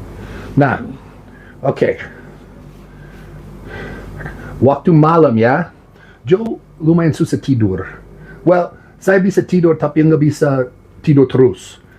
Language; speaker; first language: Indonesian; non-native, learner; English